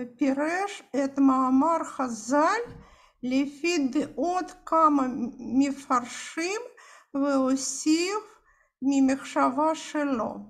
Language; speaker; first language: Hebrew; non-native, fluent; Russian